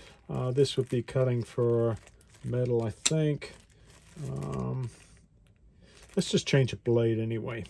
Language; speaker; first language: English; native; English